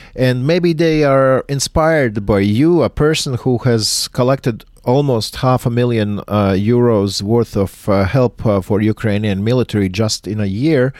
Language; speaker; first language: English; non-native, fluent; Latvian